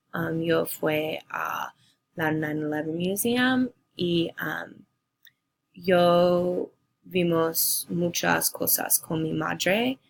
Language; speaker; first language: Spanish; non-native, learner; English